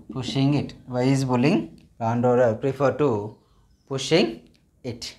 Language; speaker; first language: English; non-native, local second language; Telugu